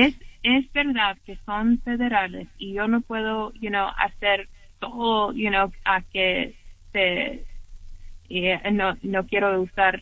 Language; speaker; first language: Spanish; early bilingual, heritage; English